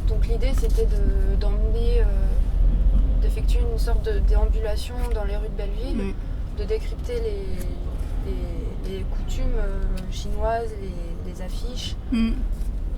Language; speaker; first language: French; native; French